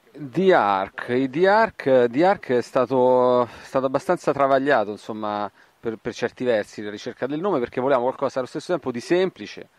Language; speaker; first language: Italian; native; Italian